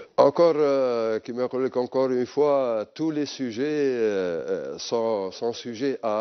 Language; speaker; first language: French; non-native, local second language; Arabic